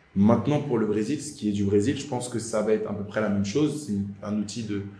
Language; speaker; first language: French; native; French